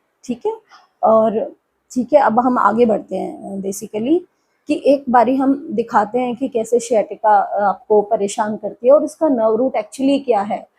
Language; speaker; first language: Hindi; native; Hindi